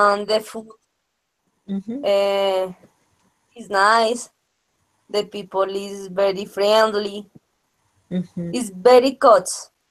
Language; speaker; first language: English; non-native, learner; Spanish